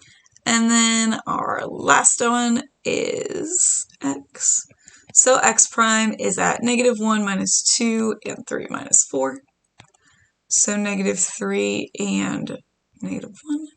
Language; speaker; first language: English; native; English